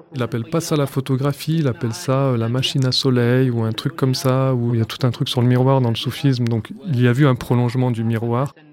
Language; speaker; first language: French; native; French